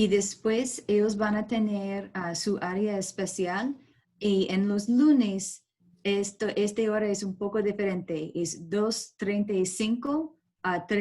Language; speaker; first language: Spanish; non-native, learner; English